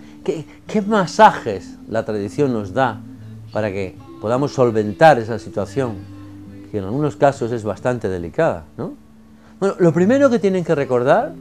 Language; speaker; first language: Spanish; native; Spanish